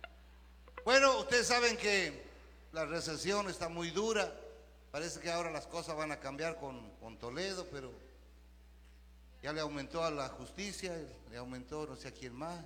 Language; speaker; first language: Spanish; native; Spanish